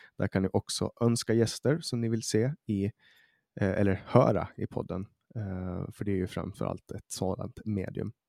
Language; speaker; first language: Swedish; native; Swedish